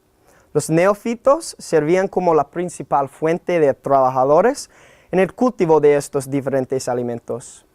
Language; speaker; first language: Spanish; non-native, fluent; English